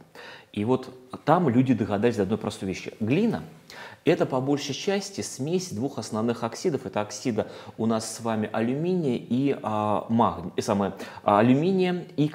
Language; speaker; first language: Russian; native; Russian